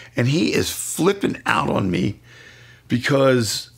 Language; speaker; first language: English; native; English